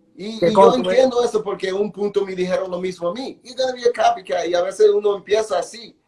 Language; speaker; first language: Spanish; early bilingual, heritage; Spanish